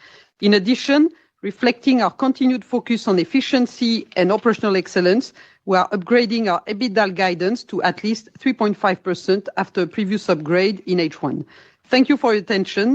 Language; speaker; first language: English; non-native, fluent; French